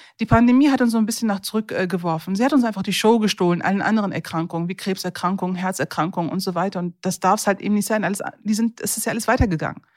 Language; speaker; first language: German; early bilingual, other home language; Turkish